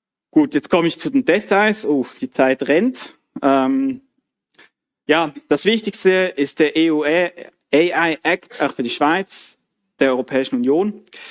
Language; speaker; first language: German; native; German